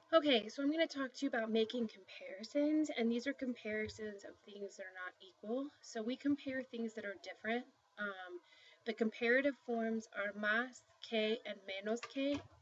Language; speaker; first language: English; native; English